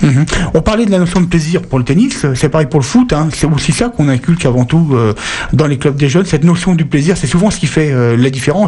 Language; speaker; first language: French; native; French